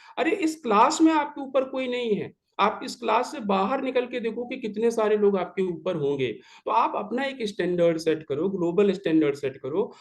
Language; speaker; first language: Hindi; native; Hindi